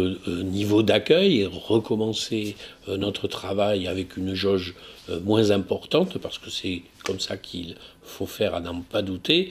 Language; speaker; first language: French; native; French